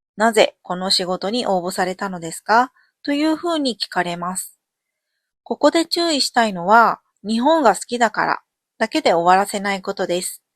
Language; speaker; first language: Japanese; native; Japanese